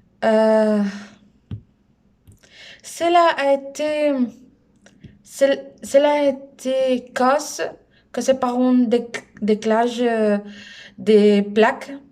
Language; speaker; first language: French; non-native, learner; Spanish